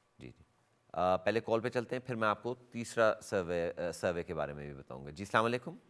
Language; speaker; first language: Urdu; early bilingual, heritage; Urdu